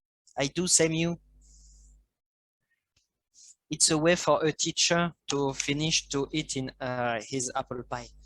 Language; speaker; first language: English; non-native, learner; French